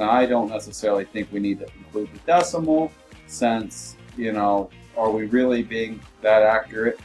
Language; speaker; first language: English; native; English